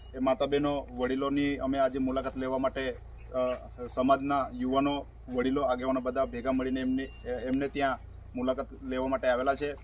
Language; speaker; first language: Gujarati; native; Gujarati